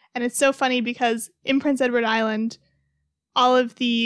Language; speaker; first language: English; native; English